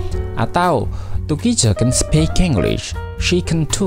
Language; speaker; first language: English; non-native, fluent; Indonesian